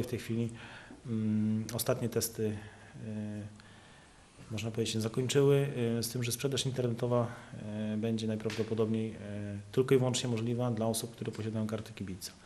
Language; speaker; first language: Polish; native; Polish